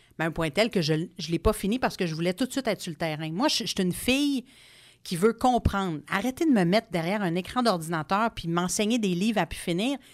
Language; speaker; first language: French; non-native, local second language; English